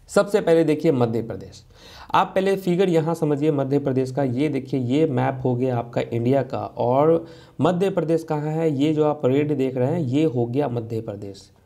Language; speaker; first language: Hindi; native; Hindi